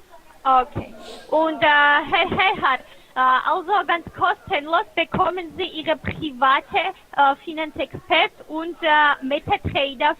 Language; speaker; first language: German; non-native, fluent; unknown